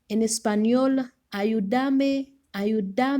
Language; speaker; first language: Spanish; non-native, learner; Haitian Creole